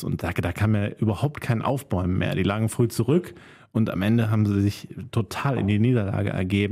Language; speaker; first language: German; native; German